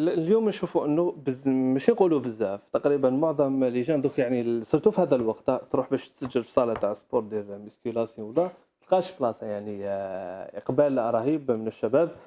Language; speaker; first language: Arabic; native; Arabic